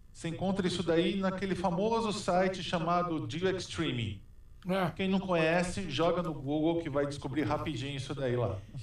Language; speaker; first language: Portuguese; native; Portuguese